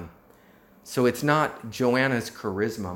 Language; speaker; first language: English; native; English